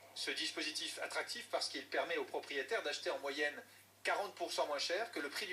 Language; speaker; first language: French; native; French